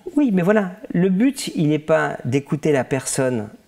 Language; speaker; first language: French; native; French